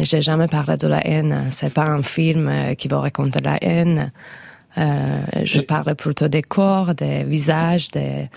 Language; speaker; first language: French; non-native, fluent; Persian